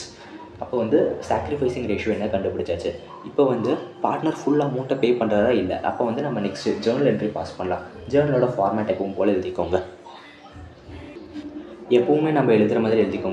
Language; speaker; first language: Tamil; native; Tamil